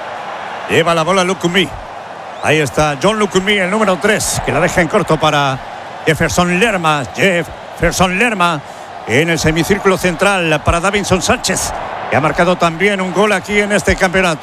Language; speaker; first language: Spanish; native; Spanish